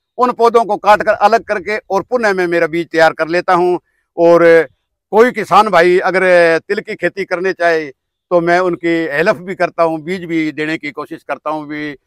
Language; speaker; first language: Hindi; native; Hindi